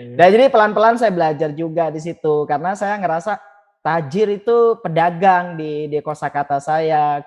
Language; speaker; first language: Indonesian; non-native, local second language; Madurese